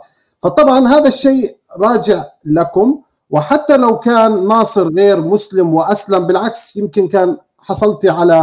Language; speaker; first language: Arabic; native; Arabic